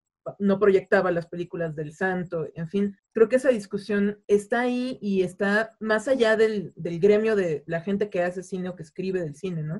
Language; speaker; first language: Spanish; native; Spanish